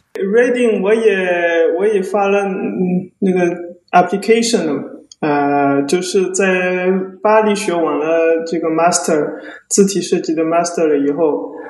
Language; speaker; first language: Chinese; early bilingual, heritage; Chinese